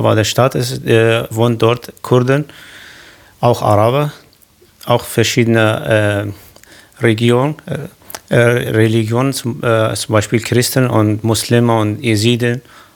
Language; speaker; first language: German; non-native, learner; Kurdish